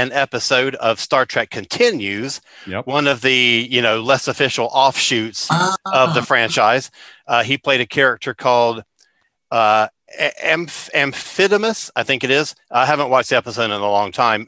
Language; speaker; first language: English; native; English